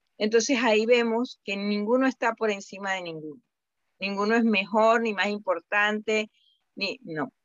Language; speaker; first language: Spanish; native; Spanish